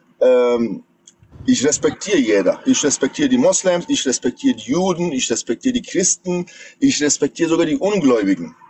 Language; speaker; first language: German; non-native, fluent; Persian